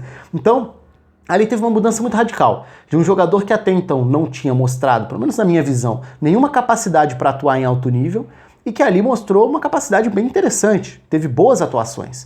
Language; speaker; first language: Portuguese; native; Portuguese